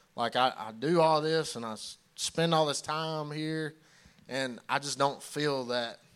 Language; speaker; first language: English; native; English